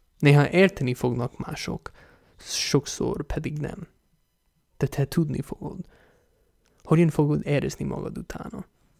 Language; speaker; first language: Hungarian; non-native, fluent; English